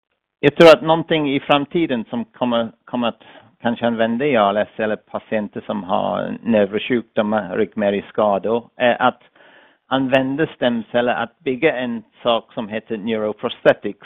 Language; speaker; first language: Swedish; non-native, fluent; English